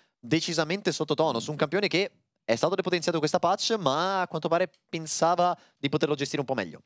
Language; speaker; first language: Italian; native; Italian